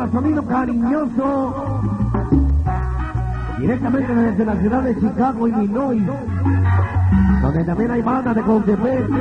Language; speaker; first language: Spanish; native; Spanish